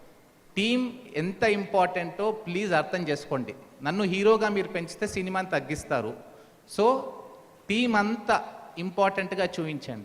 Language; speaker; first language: Telugu; native; Telugu